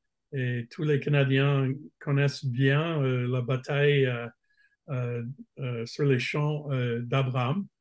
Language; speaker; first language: French; non-native, fluent; English